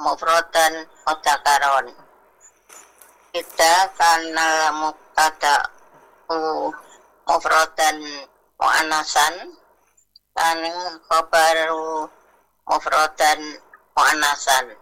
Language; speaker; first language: Arabic; non-native, learner; Indonesian